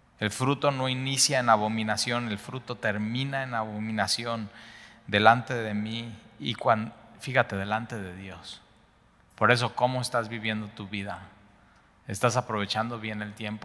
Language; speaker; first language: Spanish; native; Spanish